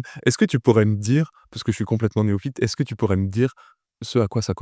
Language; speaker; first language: French; native; French